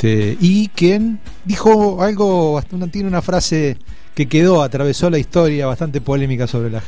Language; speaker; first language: Spanish; native; Spanish